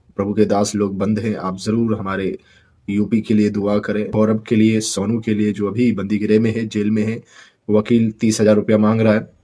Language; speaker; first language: Hindi; native; Hindi